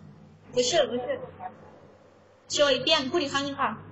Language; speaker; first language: Chinese; non-native, fluent; Thai